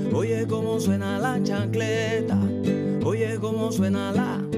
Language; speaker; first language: Spanish; native; Spanish